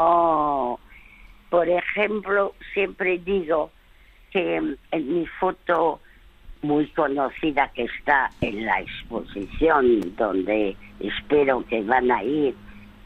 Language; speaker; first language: Spanish; early bilingual, other home language; French